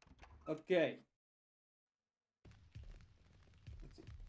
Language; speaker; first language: English; native; English